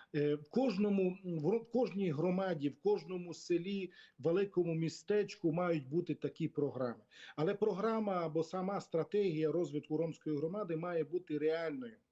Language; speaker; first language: Ukrainian; non-native, local second language; Romany